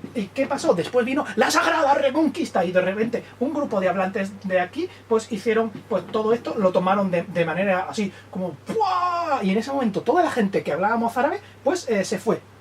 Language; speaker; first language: Spanish; native; Spanish